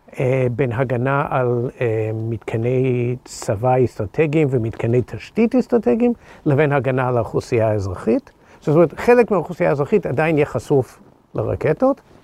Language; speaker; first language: Hebrew; non-native, fluent; English